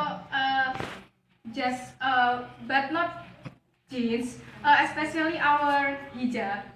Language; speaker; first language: English; non-native, learner; Javanese